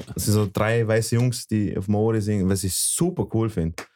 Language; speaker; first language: German; early bilingual, other home language; Bosnian